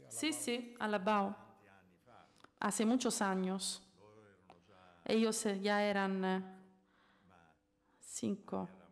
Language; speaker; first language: Spanish; non-native, fluent; Italian